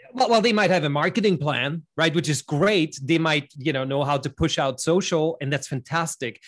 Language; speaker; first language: English; non-native, fluent; German